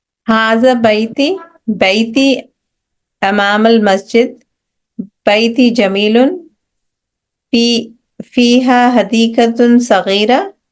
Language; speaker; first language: Arabic; non-native, learner; Urdu